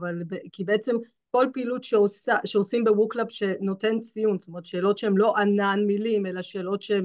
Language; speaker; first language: Hebrew; native; Hebrew